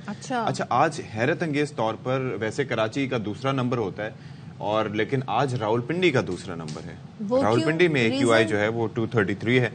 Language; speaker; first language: Urdu; native; Urdu